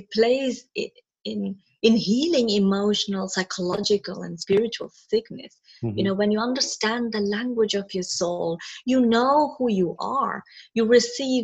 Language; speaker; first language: English; non-native, local second language; Malayalam